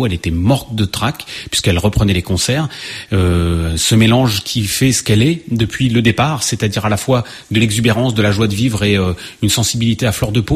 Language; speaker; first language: French; native; French